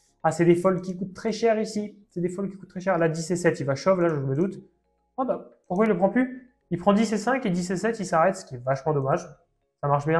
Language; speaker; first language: French; native; French